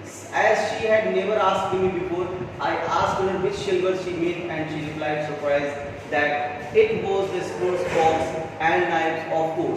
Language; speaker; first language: English; non-native, local second language; Hindi